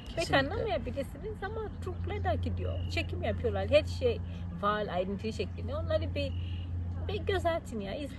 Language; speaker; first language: Turkish; non-native, fluent; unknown